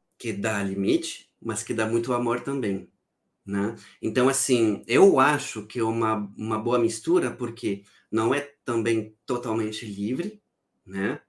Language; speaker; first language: Portuguese; non-native, fluent; French